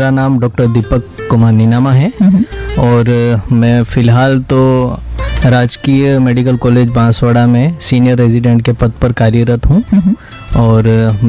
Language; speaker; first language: Hindi; native; Hindi